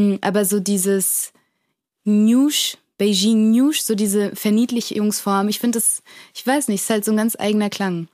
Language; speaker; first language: German; early bilingual, other home language; Portuguese